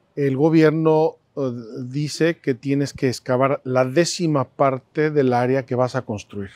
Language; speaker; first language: Spanish; native; Spanish